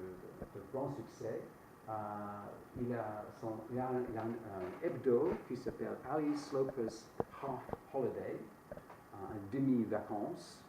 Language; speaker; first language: French; non-native, fluent; English